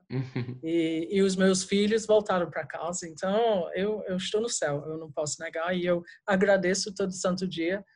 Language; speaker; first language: Portuguese; non-native, fluent; English